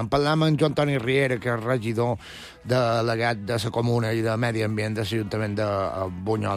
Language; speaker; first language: Catalan; native; Catalan